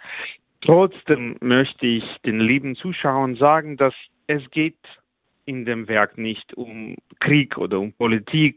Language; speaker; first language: German; non-native, fluent; Russian